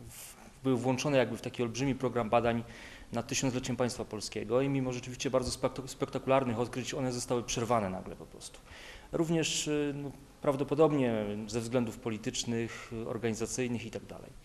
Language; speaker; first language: Polish; native; Polish